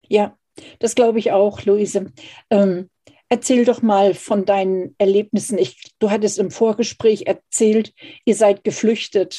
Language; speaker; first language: German; native; German